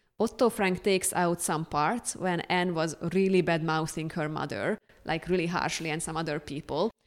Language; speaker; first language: English; non-native, fluent; Hungarian